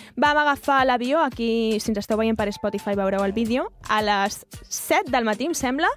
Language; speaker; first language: Catalan; native; Catalan